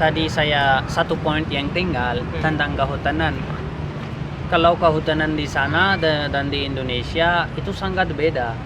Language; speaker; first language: Indonesian; non-native, learner; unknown